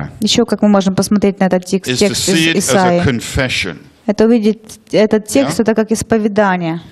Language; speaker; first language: Russian; native; Russian